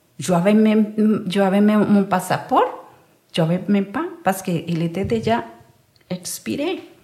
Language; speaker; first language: French; non-native, learner; Spanish